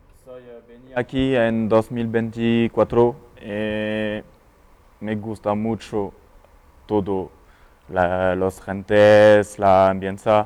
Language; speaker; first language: Spanish; non-native, learner; French